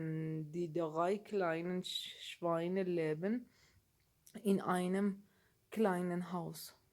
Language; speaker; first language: German; non-native, learner; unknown